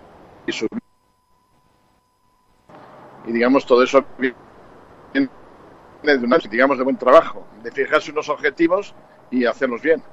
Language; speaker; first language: Spanish; native; Spanish